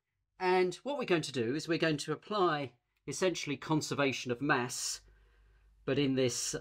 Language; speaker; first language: English; native; English